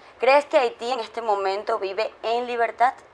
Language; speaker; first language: Spanish; native; Spanish